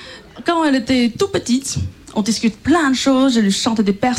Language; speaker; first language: French; non-native, fluent; Chinese